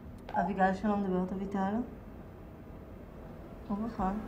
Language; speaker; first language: Hebrew; non-native, fluent; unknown